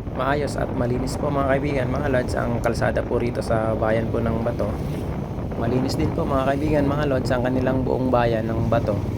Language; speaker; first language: Filipino; non-native, local second language; Bikol